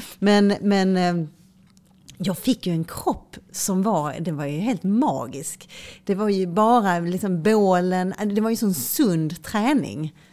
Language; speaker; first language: Swedish; native; Swedish